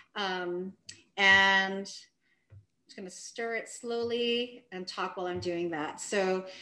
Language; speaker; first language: English; native; English